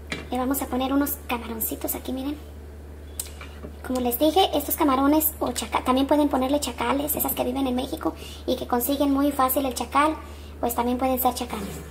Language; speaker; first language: Spanish; native; Spanish